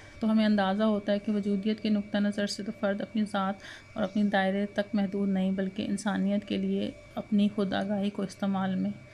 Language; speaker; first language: Urdu; non-native, local second language; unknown